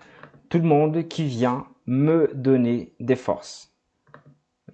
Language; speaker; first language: French; non-native, fluent; Portuguese